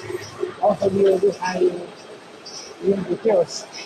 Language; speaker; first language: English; non-native, learner; Chinese